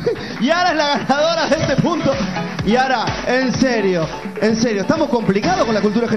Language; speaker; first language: Spanish; native; Spanish